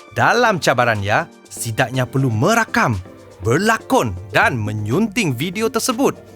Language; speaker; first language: Malay; native; Malay